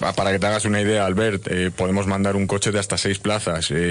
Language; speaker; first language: Spanish; native; Spanish